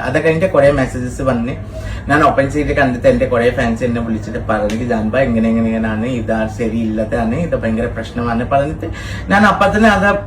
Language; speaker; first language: Malayalam; non-native, fluent; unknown